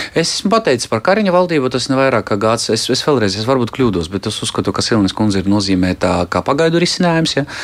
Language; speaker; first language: Latvian; non-native, local second language; Russian